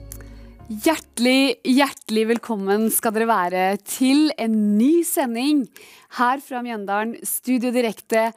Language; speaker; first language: Norwegian; native; Norwegian